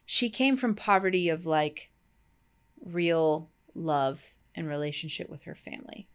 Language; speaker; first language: English; native; English